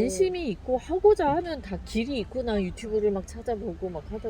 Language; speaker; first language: Korean; native; Korean